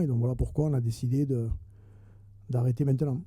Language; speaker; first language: French; native; French